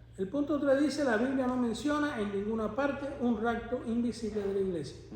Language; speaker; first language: Spanish; native; Spanish